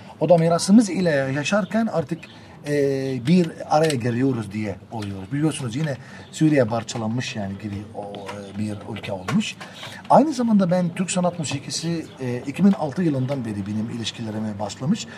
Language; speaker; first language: Turkish; non-native, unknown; Arabic